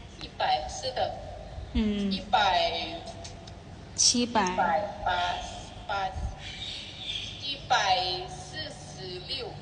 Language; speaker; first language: Chinese; non-native, learner; Thai